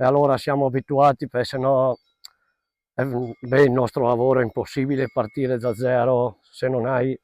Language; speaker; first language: Italian; non-native, local second language; Venetian